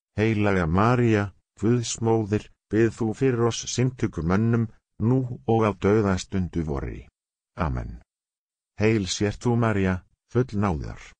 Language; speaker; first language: Icelandic; non-native, learner; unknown